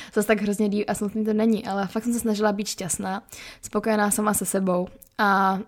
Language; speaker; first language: Czech; native; Czech